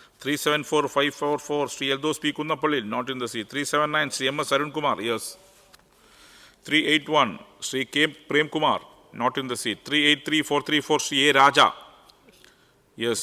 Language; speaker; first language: English; non-native, local second language; Malayalam